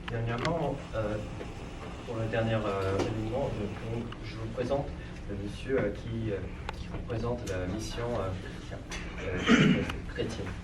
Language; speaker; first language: French; non-native, fluent; Korean